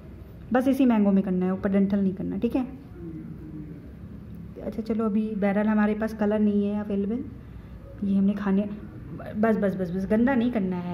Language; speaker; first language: Hindi; native; Hindi